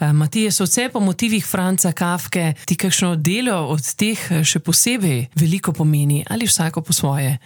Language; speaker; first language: Slovenian; native; Slovenian